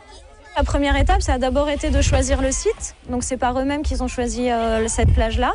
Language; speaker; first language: French; native; French